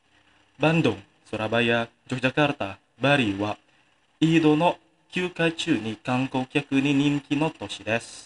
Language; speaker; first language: Japanese; non-native, fluent; Indonesian